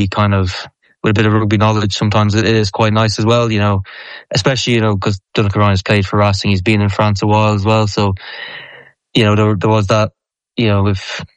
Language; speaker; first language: English; native; English